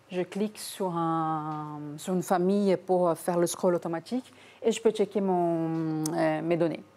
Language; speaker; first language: French; non-native, fluent; Portuguese